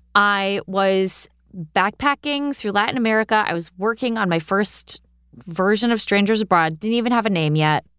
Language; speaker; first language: English; native; English